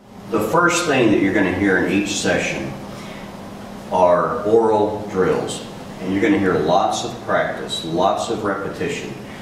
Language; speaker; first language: English; native; English